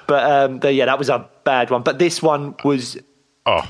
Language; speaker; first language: English; native; English